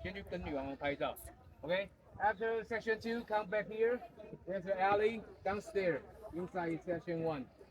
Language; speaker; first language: English; non-native, learner; Chinese